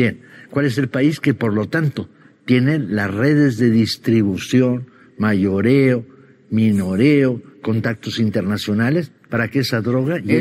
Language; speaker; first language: Spanish; native; Spanish